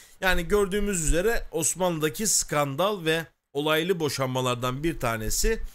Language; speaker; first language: Turkish; native; Turkish